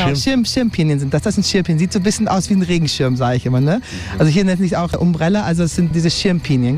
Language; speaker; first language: German; native; German